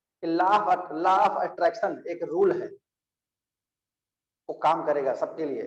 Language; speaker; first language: Hindi; native; Hindi